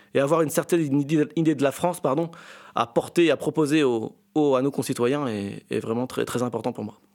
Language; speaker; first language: French; native; French